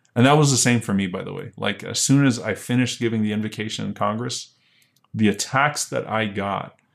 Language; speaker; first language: English; native; English